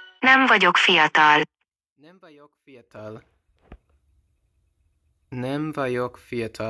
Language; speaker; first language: Hungarian; non-native, learner; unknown